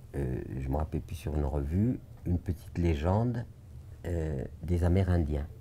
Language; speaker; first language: French; non-native, local second language; Arabic